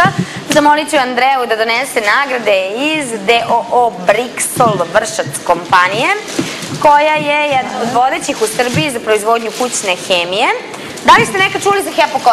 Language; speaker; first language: Croatian; native; Croatian